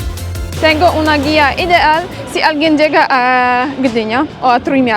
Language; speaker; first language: Spanish; non-native, fluent; Polish